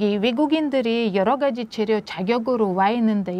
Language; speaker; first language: Korean; non-native, learner; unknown